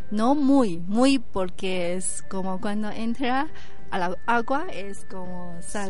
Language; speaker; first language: Spanish; non-native, learner; Chinese